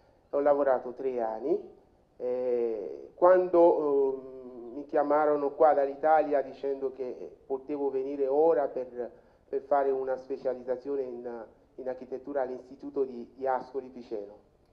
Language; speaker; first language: Italian; non-native, fluent; French